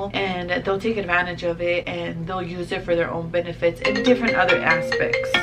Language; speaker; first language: English; early bilingual, other home language; Spanish